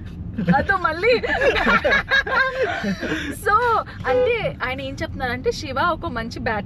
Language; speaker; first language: Telugu; native; Telugu